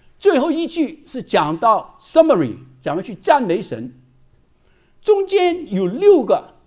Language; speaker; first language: Chinese; non-native, local second language; Cantonese